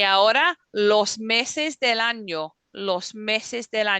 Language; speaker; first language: Spanish; non-native, fluent; English